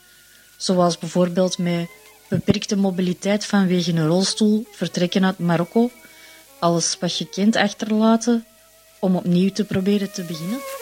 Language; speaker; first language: Dutch; native; Dutch